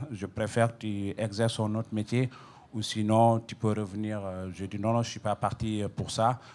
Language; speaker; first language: French; non-native, local second language; Fula